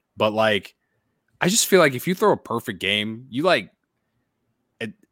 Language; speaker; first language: English; native; English